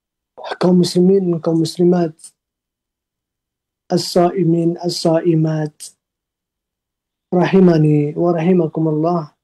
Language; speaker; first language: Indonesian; native; Indonesian